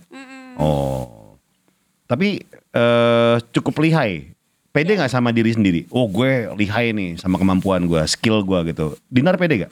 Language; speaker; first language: Indonesian; native; Indonesian